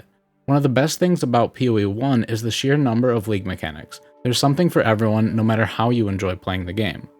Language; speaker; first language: English; native; English